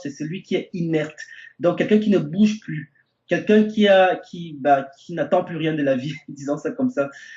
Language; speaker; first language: French; native; French